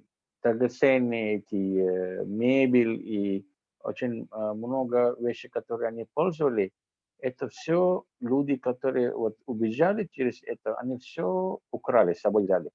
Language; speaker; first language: Russian; non-native, fluent; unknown